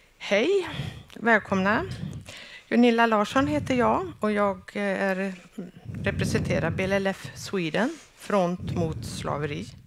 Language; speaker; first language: Swedish; native; Swedish